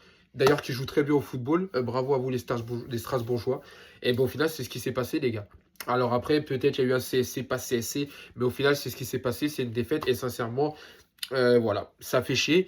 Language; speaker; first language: French; native; French